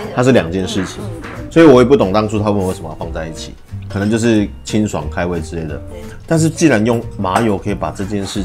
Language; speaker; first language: Chinese; native; Chinese